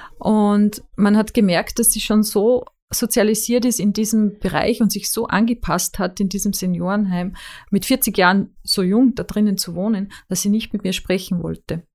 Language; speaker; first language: German; native; German